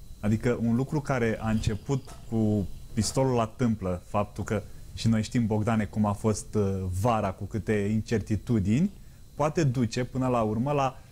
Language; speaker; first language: Romanian; native; Romanian